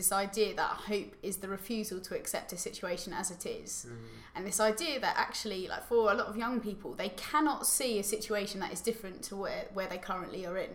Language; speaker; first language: English; native; English